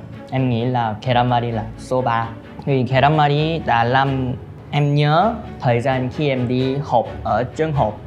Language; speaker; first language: Vietnamese; non-native, learner; Korean